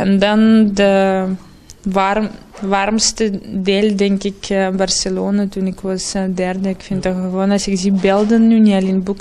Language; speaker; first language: Dutch; non-native, learner; Russian